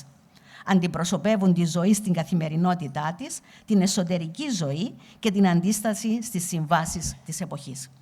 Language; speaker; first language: Greek; native; Greek